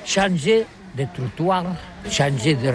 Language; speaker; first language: French; non-native, learner; Catalan